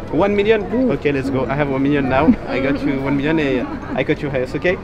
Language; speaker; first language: English; non-native, learner; French